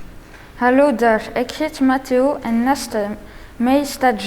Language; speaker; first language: Dutch; non-native, local second language; French